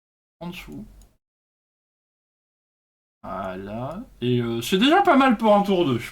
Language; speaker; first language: French; native; French